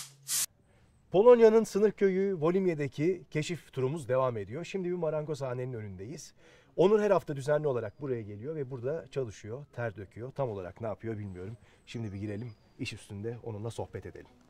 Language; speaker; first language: Turkish; native; Turkish